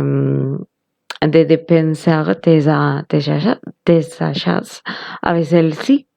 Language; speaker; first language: French; non-native, learner; Spanish